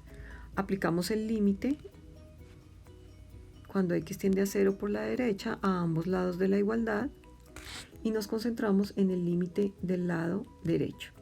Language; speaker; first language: Spanish; native; Spanish